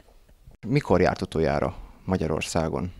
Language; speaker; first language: Hungarian; native; Hungarian